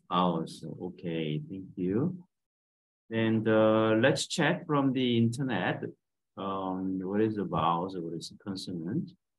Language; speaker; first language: English; non-native, fluent; Korean